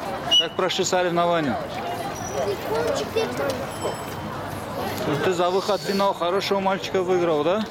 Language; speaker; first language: Russian; non-native, local second language; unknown